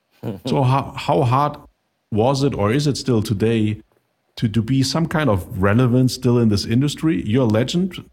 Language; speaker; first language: English; non-native, fluent; German